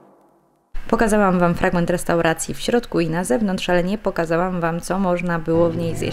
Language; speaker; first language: Polish; native; Polish